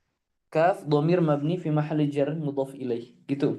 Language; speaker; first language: Arabic; non-native, fluent; Indonesian